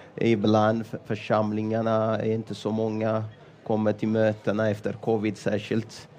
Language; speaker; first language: Swedish; non-native, fluent; Amharic